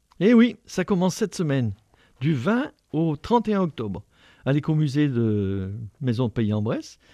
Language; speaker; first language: French; native; French